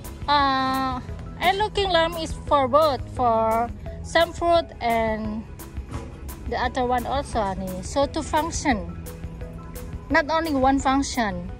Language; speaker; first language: English; non-native, learner; Indonesian